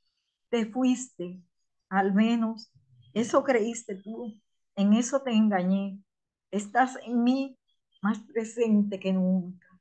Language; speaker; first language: Spanish; native; Spanish